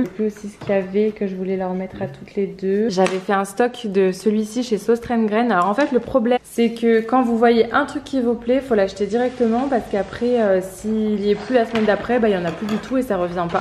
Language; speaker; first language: French; native; French